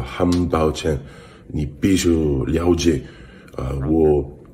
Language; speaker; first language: Chinese; non-native, learner; English